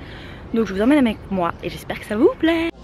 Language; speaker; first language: French; native; French